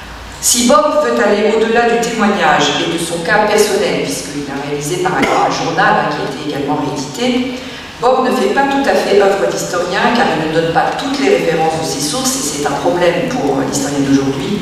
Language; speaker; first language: French; native; French